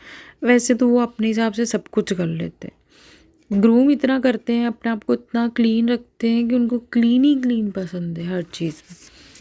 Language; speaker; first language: Hindi; native; Hindi